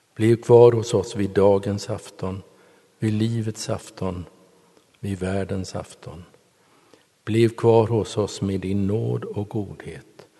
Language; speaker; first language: Swedish; native; Swedish